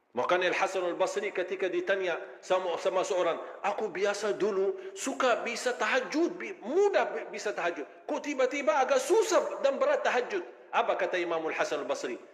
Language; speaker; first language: Malay; non-native, fluent; Arabic